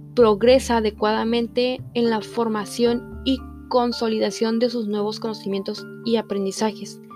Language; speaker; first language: Spanish; native; Spanish